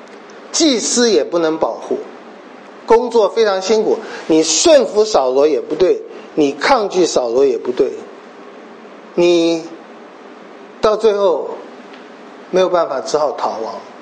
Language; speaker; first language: Chinese; native; Chinese